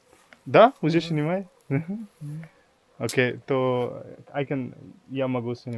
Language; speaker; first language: Russian; non-native, learner; Hindi